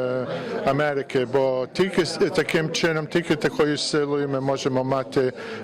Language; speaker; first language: Ukrainian; early bilingual, heritage; Ukrainian